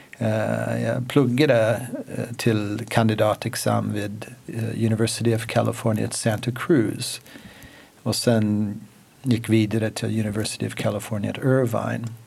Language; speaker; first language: Swedish; non-native, fluent; English